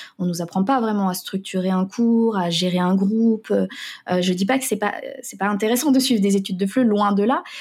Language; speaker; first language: French; native; French